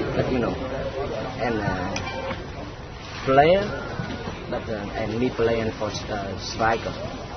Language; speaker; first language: English; non-native, learner; Vietnamese